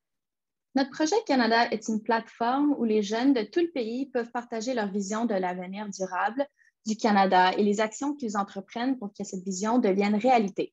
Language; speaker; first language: French; native; French